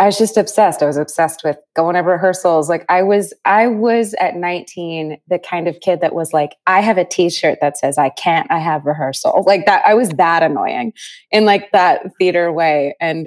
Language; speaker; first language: English; native; English